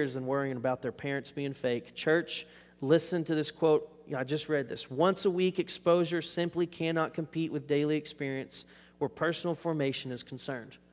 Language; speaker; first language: English; native; English